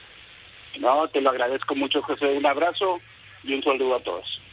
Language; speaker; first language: Spanish; native; Spanish